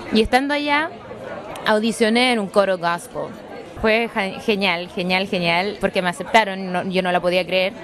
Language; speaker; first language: Spanish; early bilingual, heritage; Spanish